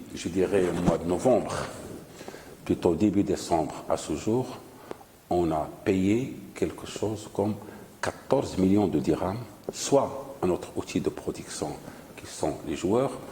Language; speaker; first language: French; non-native, local second language; Arabic